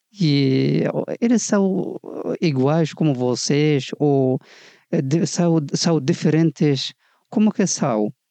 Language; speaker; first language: Portuguese; non-native, fluent; Tigrinya